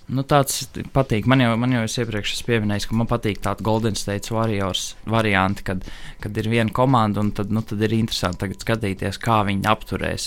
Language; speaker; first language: Latvian; native; Latvian